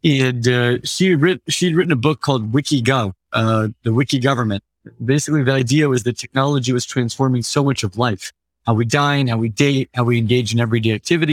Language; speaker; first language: English; native; English